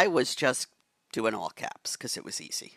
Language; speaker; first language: English; native; English